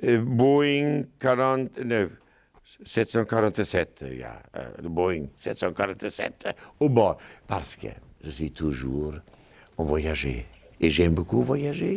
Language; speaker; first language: French; non-native, fluent; German